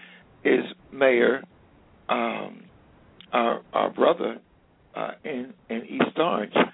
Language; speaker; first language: English; native; English